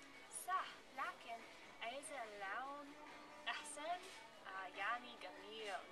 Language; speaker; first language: Arabic; non-native, learner; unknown